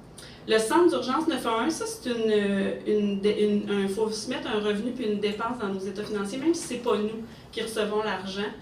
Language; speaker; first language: French; native; French